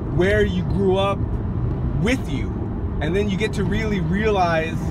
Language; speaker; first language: English; native; English